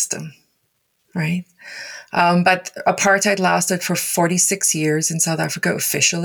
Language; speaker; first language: English; non-native, local second language; Afrikaans